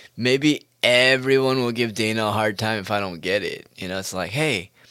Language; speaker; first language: English; native; English